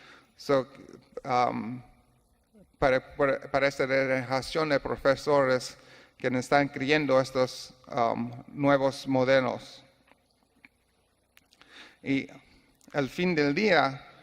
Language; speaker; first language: Spanish; non-native, learner; English